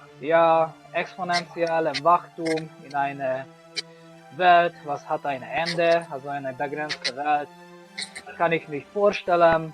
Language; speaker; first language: German; non-native, learner; Hungarian